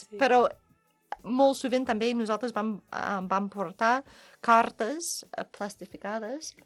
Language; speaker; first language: Catalan; non-native, learner; English